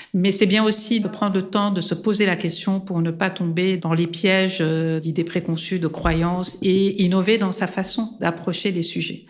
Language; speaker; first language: French; non-native, local second language; Armenian